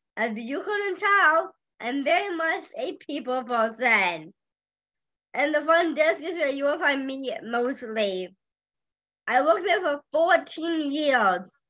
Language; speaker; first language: English; native; English